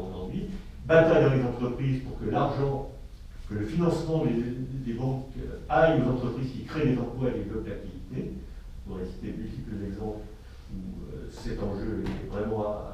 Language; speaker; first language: French; native; French